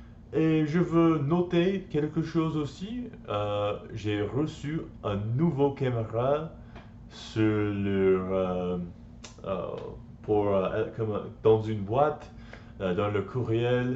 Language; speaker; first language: French; non-native, learner; English